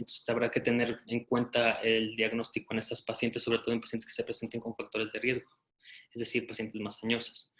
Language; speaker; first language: Spanish; native; Spanish